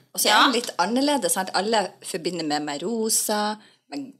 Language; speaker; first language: Norwegian; native; Norwegian